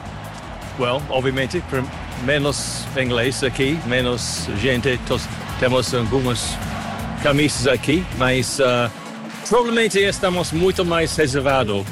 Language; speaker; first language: Portuguese; non-native, learner; English